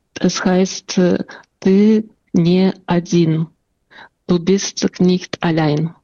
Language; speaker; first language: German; non-native, fluent; Russian